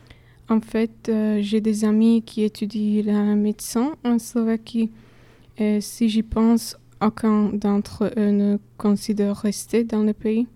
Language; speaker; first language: French; non-native, fluent; Slovak